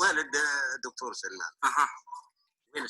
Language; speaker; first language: Arabic; native; Arabic